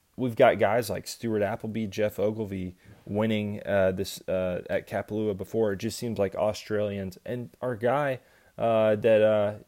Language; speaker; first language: English; native; English